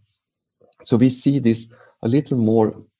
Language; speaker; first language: English; non-native, fluent; Swedish